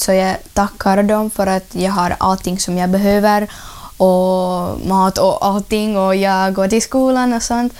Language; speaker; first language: Swedish; non-native, learner; Ukrainian